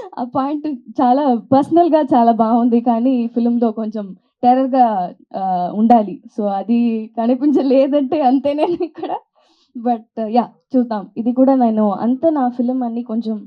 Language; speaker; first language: Telugu; non-native, learner; Tamil